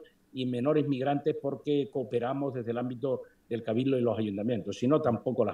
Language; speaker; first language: Spanish; native; Spanish